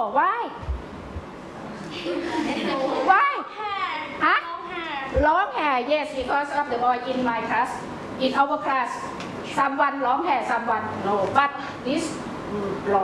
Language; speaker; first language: English; non-native, learner; Thai